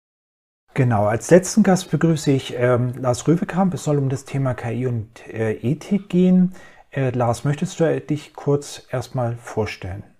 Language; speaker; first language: German; native; German